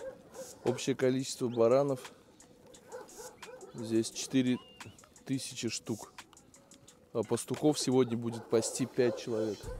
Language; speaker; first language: Russian; native; Russian